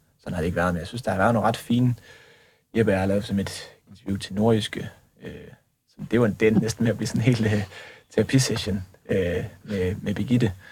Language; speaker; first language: Danish; native; Danish